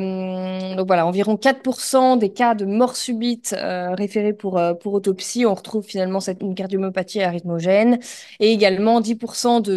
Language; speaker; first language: French; native; French